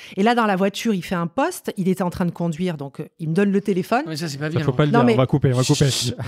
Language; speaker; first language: French; native; French